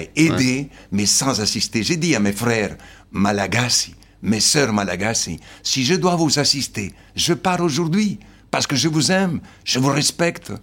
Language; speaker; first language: French; non-native, fluent; Slovenian